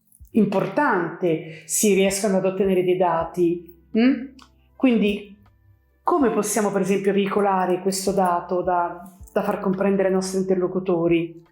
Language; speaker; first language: Italian; native; Italian